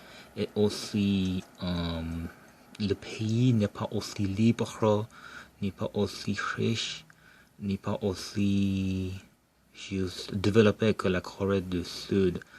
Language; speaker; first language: French; non-native, local second language; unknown